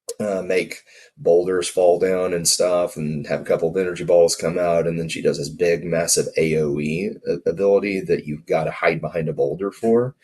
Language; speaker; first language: English; native; English